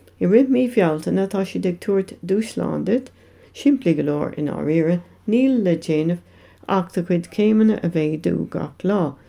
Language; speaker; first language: Irish; non-native, local second language; English